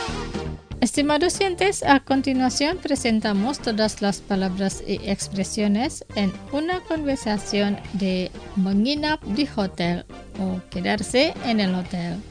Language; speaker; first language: Spanish; non-native, fluent; Indonesian